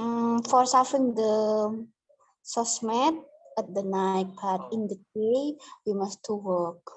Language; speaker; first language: English; non-native, learner; Indonesian